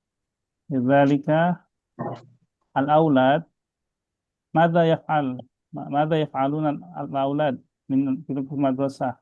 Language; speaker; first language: Arabic; non-native, fluent; Indonesian